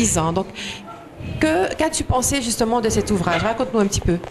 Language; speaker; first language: French; native; French